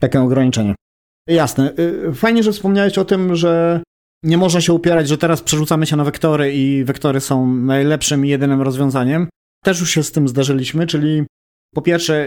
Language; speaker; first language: Polish; native; Polish